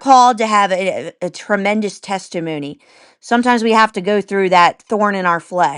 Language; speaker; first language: English; native; English